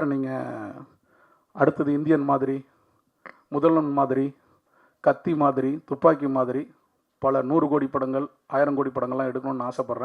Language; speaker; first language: Tamil; native; Tamil